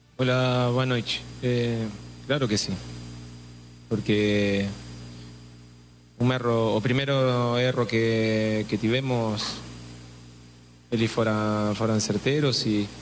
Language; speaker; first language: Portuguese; non-native, learner; Spanish